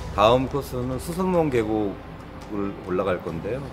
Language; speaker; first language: Korean; native; Korean